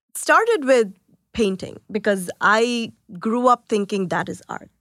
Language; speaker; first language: English; non-native, local second language; Tamil